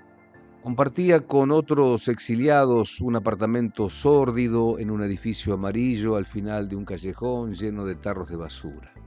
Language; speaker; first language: Spanish; native; Spanish